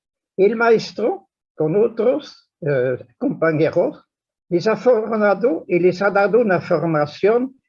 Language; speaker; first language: Spanish; non-native, fluent; French